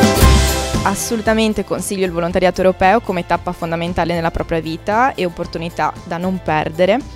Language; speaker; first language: Italian; native; Italian